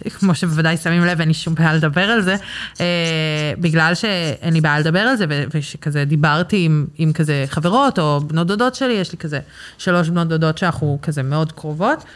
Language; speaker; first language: Hebrew; early bilingual, other home language; English